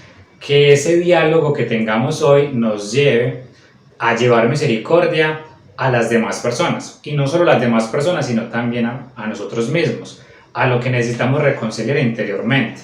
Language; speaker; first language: Spanish; native; Spanish